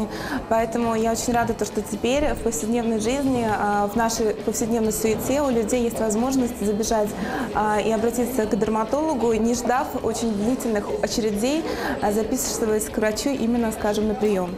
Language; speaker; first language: Russian; native; Russian